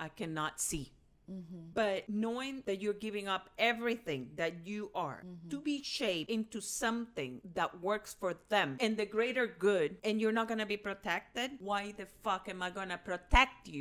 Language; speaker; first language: English; non-native, fluent; Spanish